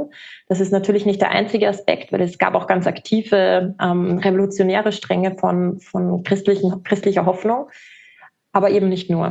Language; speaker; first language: German; native; German